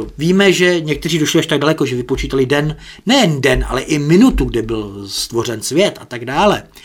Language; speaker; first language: Czech; native; Czech